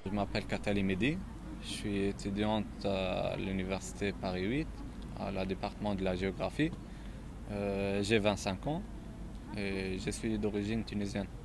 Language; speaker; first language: French; non-native, local second language; Arabic